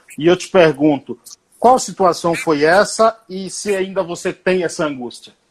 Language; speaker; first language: Portuguese; native; Portuguese